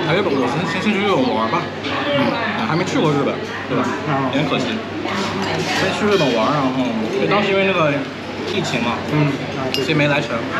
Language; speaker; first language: Chinese; early bilingual, heritage; Chinese